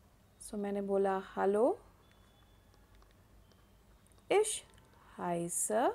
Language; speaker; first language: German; non-native, fluent; Hindi